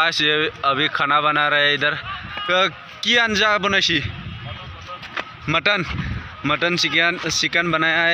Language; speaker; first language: Hindi; non-native, local second language; Assamese